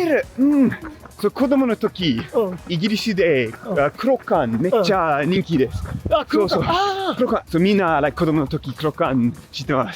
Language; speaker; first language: Japanese; non-native, learner; English